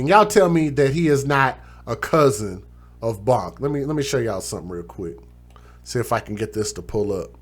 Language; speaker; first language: English; native; English